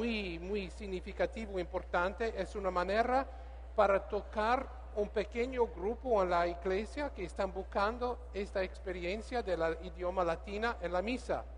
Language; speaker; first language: Spanish; non-native, learner; English